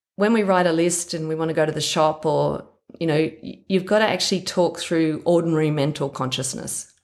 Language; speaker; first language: English; native; English